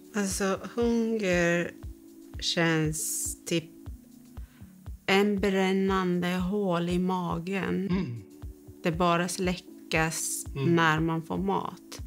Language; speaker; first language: Swedish; non-native, fluent; Persian